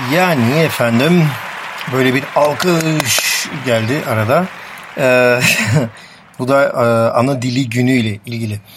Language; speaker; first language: Turkish; non-native, local second language; Armenian